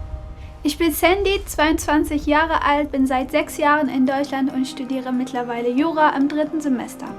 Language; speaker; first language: German; non-native, fluent; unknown